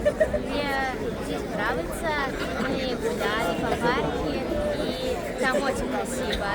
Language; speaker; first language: Russian; non-native, learner; Serbian